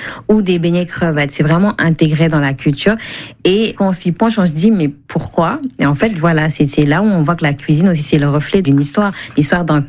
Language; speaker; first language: French; non-native, local second language; Wolof